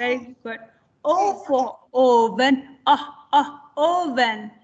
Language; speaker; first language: English; non-native, learner; Tibetan